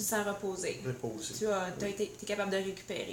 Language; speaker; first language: French; native; French